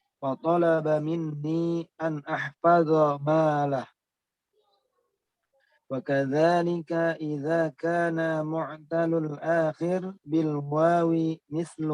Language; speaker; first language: Arabic; non-native, learner; Indonesian